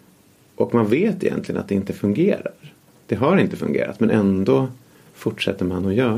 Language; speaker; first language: Swedish; native; Swedish